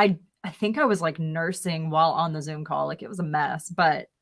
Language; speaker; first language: English; native; English